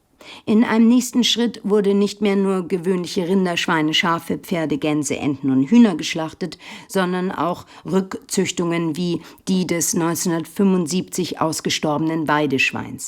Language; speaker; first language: German; native; German